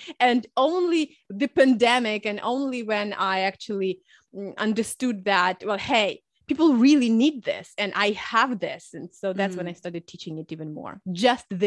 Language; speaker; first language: English; early bilingual, other home language; Russian